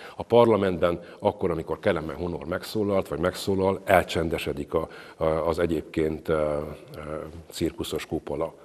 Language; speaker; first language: Hungarian; native; Hungarian